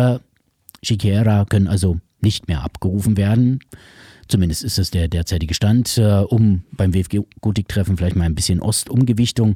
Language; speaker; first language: German; native; German